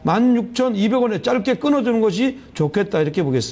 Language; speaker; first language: Korean; native; Korean